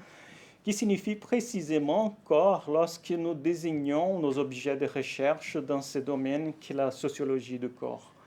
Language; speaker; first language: French; non-native, fluent; Portuguese